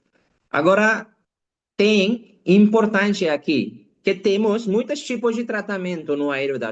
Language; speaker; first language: Portuguese; non-native, learner; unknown